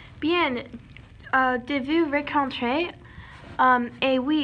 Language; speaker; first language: French; non-native, learner; English